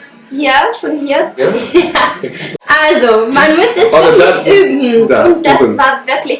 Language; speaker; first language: German; non-native, fluent; Russian